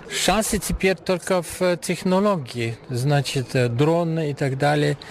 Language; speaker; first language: Russian; non-native, fluent; German